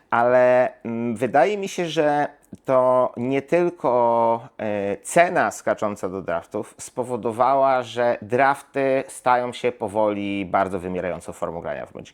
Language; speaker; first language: Polish; native; Polish